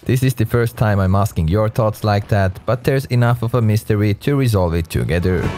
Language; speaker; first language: English; non-native, fluent; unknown